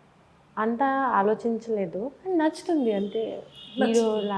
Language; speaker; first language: Telugu; non-native, fluent; Bangla